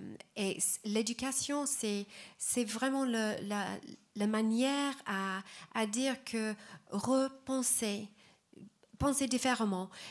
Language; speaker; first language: French; non-native, fluent; English